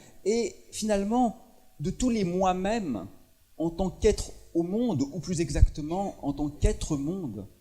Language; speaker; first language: French; native; French